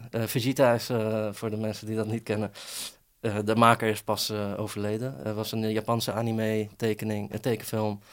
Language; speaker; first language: Dutch; early bilingual, other home language; Persian